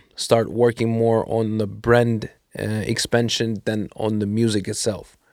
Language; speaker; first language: English; non-native, fluent; Russian